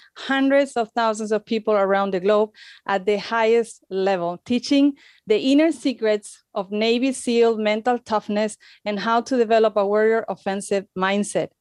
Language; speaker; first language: English; non-native, fluent; Spanish